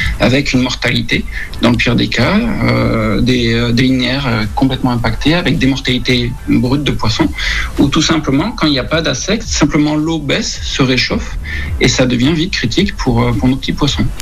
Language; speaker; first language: French; native; French